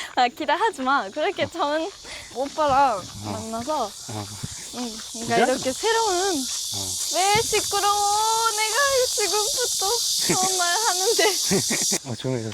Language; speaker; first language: Korean; non-native, learner; Japanese